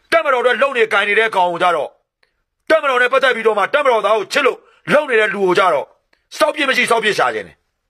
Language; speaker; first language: Burmese; non-native, local second language; Shan